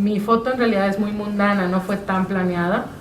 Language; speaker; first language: Spanish; native; Spanish